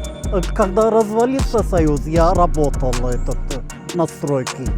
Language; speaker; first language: Russian; non-native, local second language; Turkmen